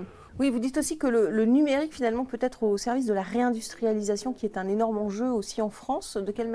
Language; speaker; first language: French; native; French